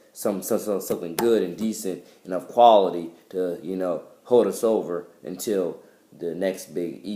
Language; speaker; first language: English; native; English